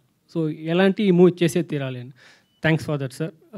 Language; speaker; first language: Telugu; non-native, fluent; Tamil